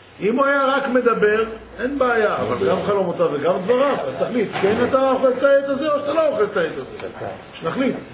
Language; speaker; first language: Hebrew; native; Hebrew